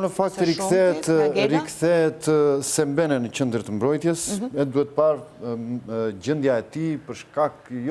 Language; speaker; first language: Albanian; native; Albanian